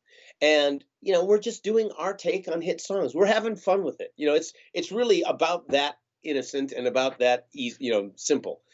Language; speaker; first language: English; native; English